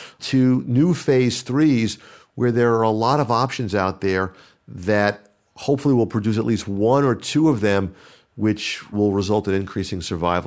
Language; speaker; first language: English; native; English